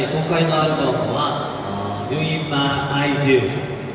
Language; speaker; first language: Japanese; non-native, learner; Korean